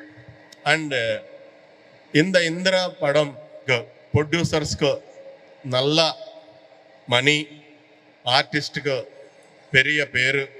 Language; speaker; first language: Tamil; non-native, learner; Telugu